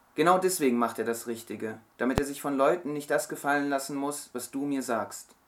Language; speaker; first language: German; early bilingual, other home language; Turkish